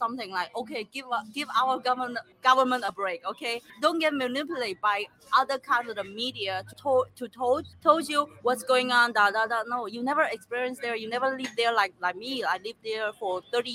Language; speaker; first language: English; non-native, fluent; Chinese